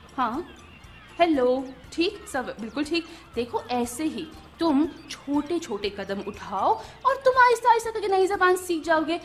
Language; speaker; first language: Urdu; native; Urdu